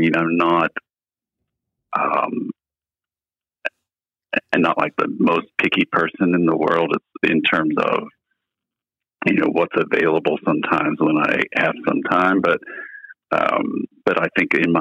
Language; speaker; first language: English; native; English